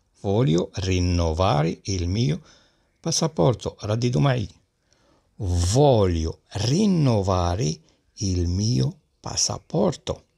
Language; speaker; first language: Italian; non-native, learner; Arabic